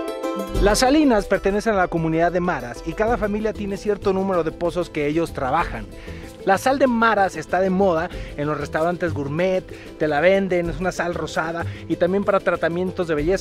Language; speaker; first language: Spanish; native; Spanish